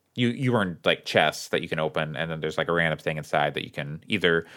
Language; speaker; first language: English; native; English